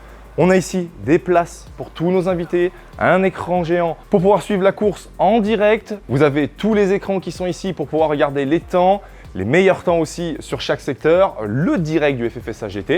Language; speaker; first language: French; native; French